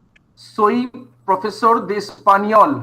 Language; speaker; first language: Spanish; non-native, fluent; Bangla